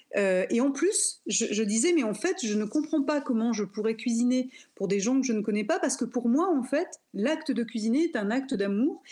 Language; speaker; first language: French; native; French